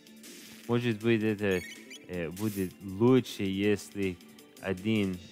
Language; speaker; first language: Russian; non-native, learner; English